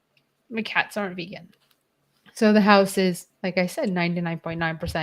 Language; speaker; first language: English; native; English